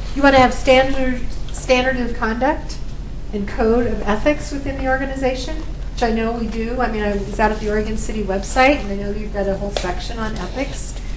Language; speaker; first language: English; native; English